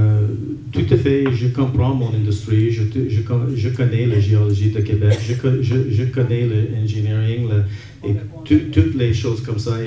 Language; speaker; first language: French; non-native, local second language; English